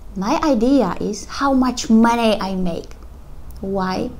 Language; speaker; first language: English; non-native, learner; Polish